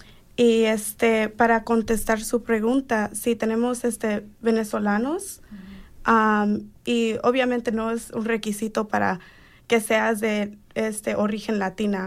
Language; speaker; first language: Spanish; early bilingual, heritage; Spanish